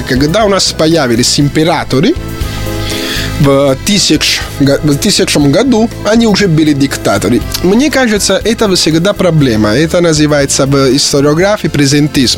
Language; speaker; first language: Russian; non-native, fluent; Italian